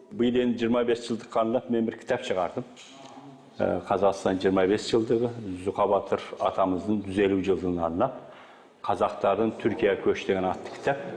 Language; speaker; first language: Kazakh; early bilingual, heritage; Kazakh